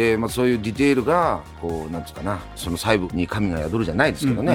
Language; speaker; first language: Japanese; native; Japanese